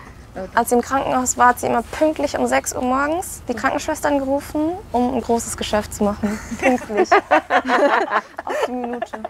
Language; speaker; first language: German; early bilingual, other home language; Vietnamese